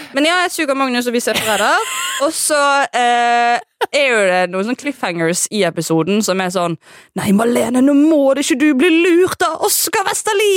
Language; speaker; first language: Norwegian; native; Norwegian